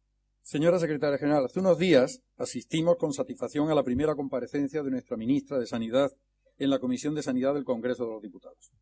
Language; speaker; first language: Spanish; native; Spanish